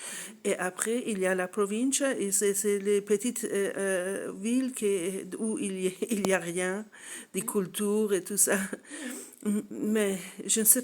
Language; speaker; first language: French; non-native, learner; English